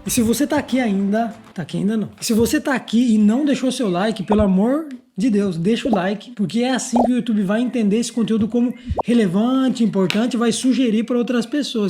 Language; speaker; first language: Portuguese; native; Portuguese